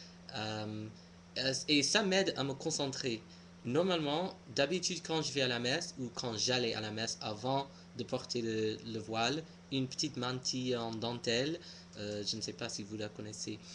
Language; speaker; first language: French; non-native, fluent; English